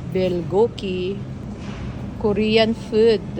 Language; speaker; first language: Filipino; non-native, local second language; Pangasinan